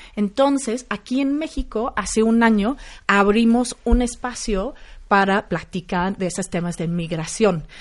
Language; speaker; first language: Spanish; non-native, fluent; English